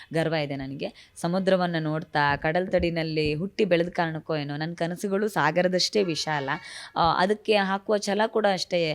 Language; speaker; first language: Kannada; native; Kannada